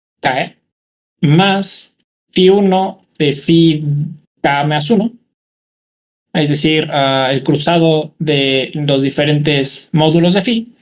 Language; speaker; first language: Spanish; native; Spanish